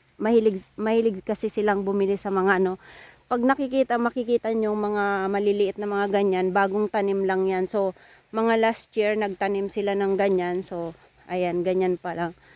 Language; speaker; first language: Filipino; native; Filipino